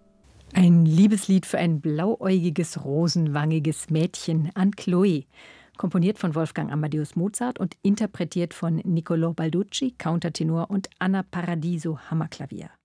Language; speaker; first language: German; native; German